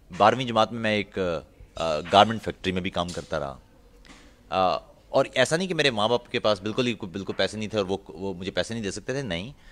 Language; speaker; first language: Urdu; non-native, local second language; Punjabi